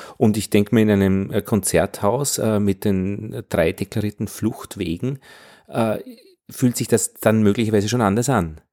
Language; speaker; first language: German; native; German